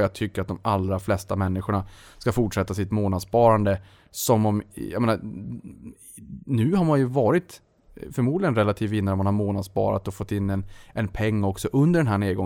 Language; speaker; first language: Swedish; native; Swedish